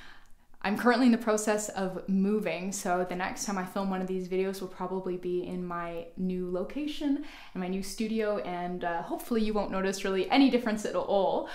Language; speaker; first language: English; native; English